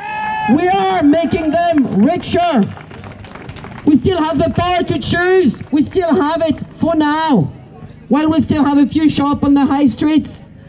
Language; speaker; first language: English; non-native, fluent; French